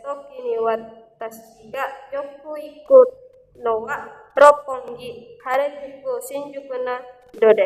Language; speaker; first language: Japanese; non-native, learner; Indonesian